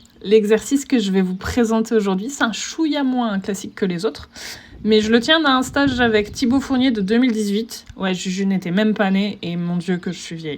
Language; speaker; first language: French; native; French